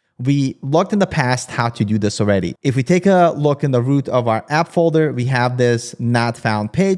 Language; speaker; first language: English; native; English